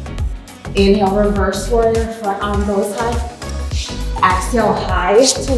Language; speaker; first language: English; native; English